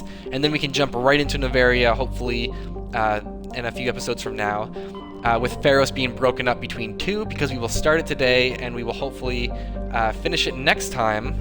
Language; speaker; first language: English; native; English